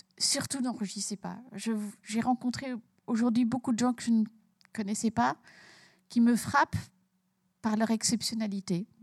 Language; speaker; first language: French; early bilingual, heritage; French